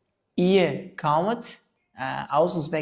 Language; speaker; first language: German; non-native, learner; Uzbek